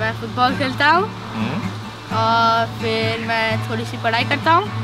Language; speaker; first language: Hindi; early bilingual, heritage; Hindi